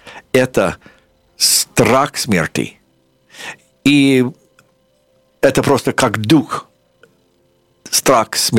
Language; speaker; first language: Russian; non-native, fluent; English